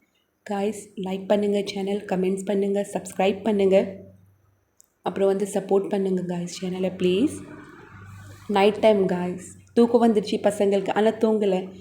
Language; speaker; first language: Tamil; non-native, local second language; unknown